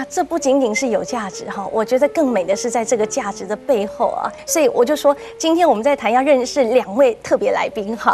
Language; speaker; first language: Chinese; native; Chinese